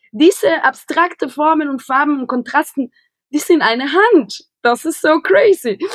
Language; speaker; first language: German; non-native, fluent; Spanish